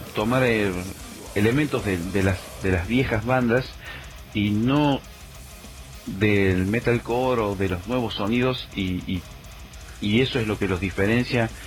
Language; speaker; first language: Spanish; native; Spanish